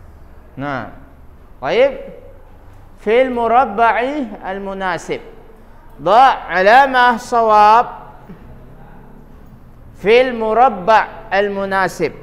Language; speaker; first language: Arabic; non-native, fluent; Indonesian